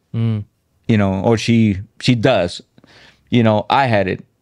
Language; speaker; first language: English; native; English